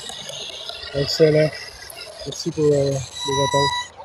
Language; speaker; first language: French; native; French